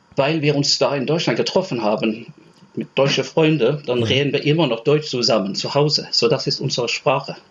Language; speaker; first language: German; non-native, fluent; Norwegian